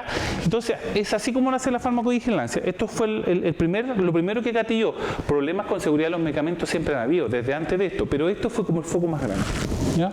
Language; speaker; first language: Spanish; native; Spanish